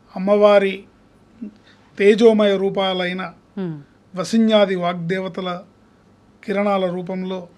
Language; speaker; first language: Telugu; native; Telugu